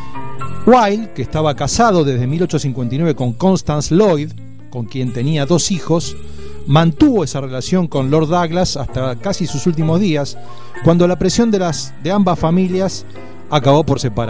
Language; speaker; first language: Spanish; native; Spanish